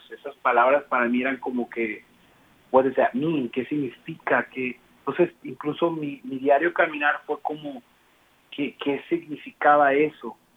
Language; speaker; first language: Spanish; early bilingual, heritage; Spanish